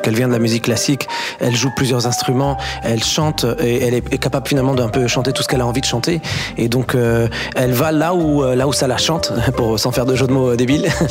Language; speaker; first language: French; native; French